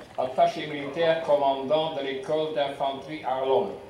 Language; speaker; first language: French; non-native, local second language; Luxembourgish